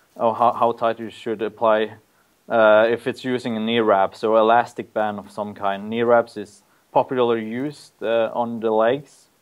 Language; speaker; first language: English; non-native, fluent; Norwegian